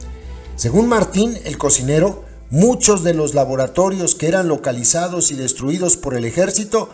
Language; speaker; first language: Spanish; native; Spanish